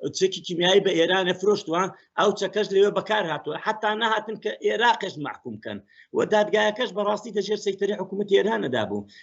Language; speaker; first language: Central Kurdish; native; Central Kurdish